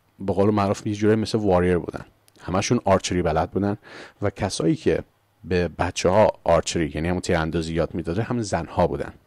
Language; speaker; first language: Persian; early bilingual, heritage; Persian